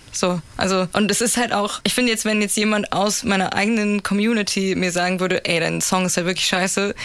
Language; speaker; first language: German; native; German